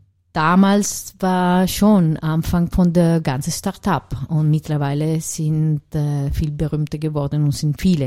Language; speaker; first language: German; non-native, learner; Italian